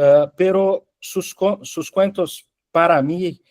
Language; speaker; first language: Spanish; non-native, learner; Portuguese